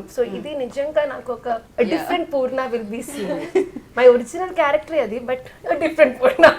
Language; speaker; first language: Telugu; non-native, learner; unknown